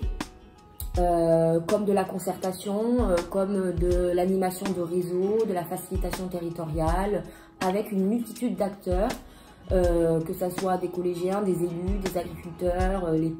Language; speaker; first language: French; native; French